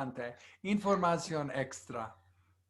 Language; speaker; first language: Spanish; non-native, fluent; English